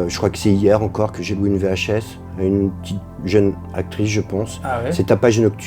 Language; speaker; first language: French; native; French